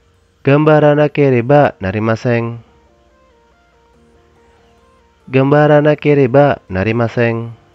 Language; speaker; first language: Japanese; non-native, fluent; Indonesian